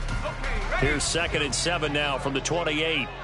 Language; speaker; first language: English; native; English